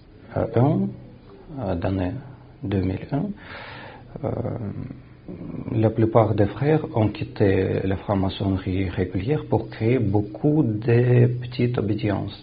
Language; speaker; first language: French; non-native, fluent; Russian